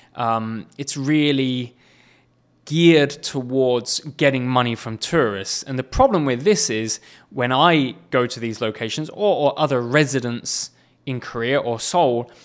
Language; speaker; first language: English; native; English